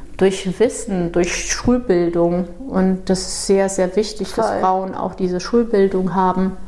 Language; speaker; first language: German; non-native, fluent; Portuguese